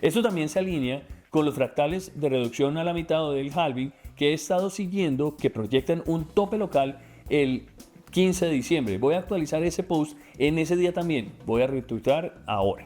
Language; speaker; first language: Spanish; native; Spanish